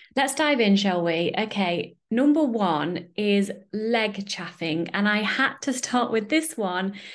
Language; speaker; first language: English; native; English